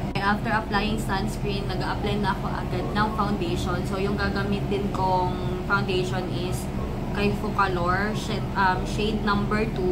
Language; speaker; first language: Filipino; non-native, local second language; Cebuano